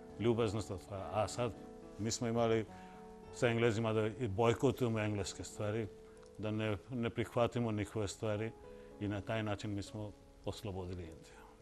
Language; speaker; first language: Croatian; non-native, fluent; Bangla